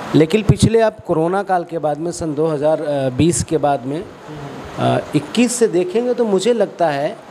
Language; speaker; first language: Hindi; non-native, local second language; Bhojpuri